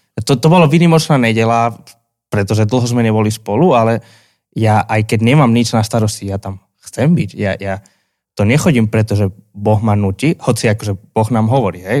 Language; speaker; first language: Slovak; native; Slovak